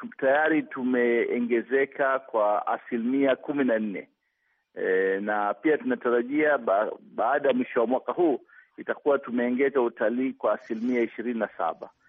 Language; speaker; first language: Swahili; native; Swahili